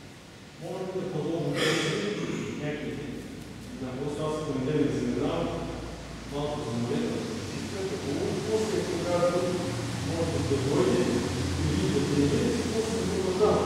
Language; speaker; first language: Bulgarian; non-native, learner; Russian